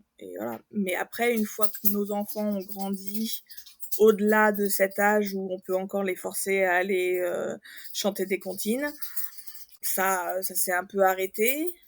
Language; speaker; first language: French; native; French